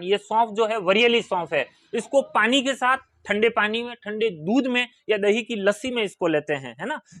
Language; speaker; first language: Hindi; native; Hindi